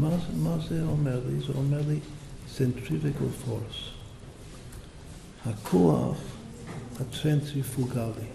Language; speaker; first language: Hebrew; non-native, fluent; English